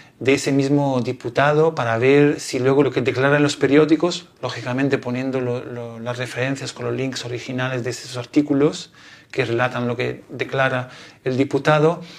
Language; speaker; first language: Spanish; non-native, fluent; Italian